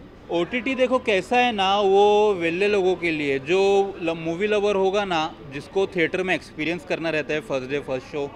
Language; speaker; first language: Hindi; native; Hindi